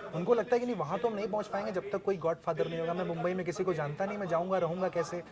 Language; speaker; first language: Hindi; native; Hindi